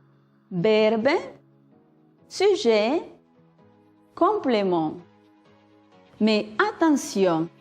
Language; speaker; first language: French; non-native, fluent; Spanish